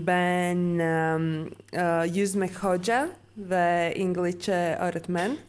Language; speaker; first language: Turkish; non-native, learner; Latvian